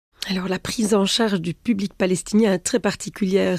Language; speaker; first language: French; native; French